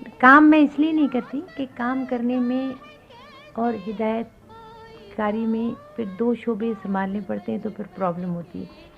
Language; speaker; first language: Urdu; native; Urdu